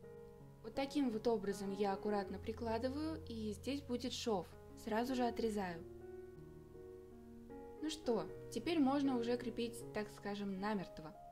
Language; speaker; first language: Russian; native; Russian